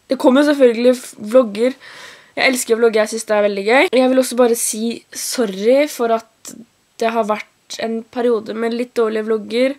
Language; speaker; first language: Norwegian; native; Norwegian